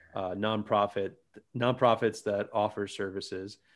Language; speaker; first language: English; early bilingual, other home language; Greek